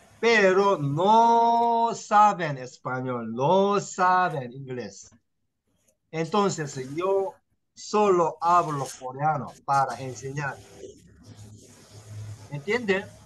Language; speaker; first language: Spanish; non-native, learner; Korean